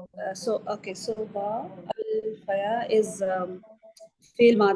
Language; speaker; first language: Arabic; non-native, learner; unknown